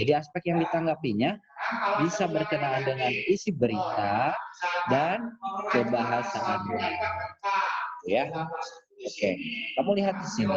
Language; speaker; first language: Indonesian; native; Indonesian